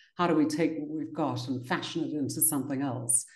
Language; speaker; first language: English; native; English